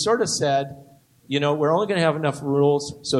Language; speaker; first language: English; native; English